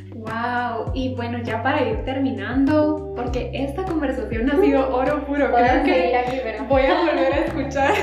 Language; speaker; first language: Spanish; native; Spanish